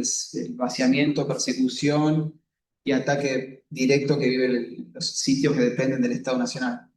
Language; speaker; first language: Spanish; native; Spanish